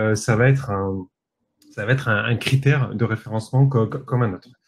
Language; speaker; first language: French; native; French